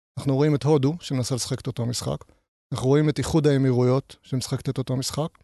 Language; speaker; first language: Hebrew; native; Hebrew